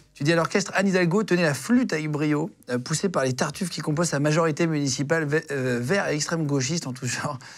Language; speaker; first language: French; native; French